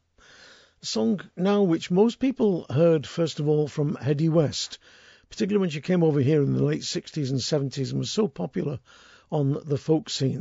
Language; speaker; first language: English; native; English